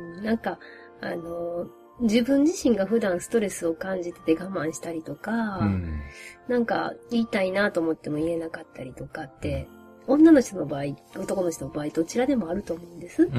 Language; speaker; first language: Japanese; native; Japanese